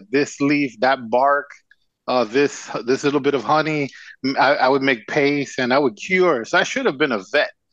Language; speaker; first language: English; non-native, fluent; Spanish